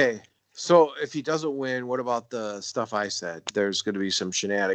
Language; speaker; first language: English; native; English